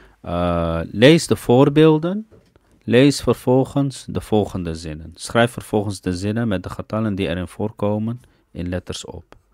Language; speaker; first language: Dutch; early bilingual, other home language; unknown